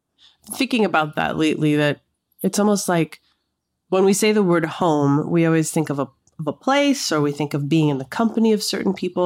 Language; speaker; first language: English; native; English